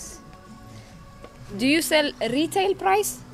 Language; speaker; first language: English; non-native, fluent; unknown